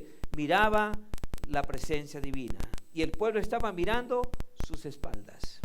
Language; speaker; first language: Spanish; native; Spanish